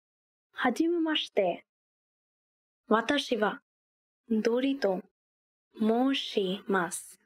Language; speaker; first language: Japanese; non-native, learner; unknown